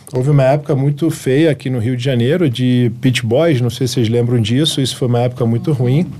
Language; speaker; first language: Portuguese; early bilingual, heritage; Arabic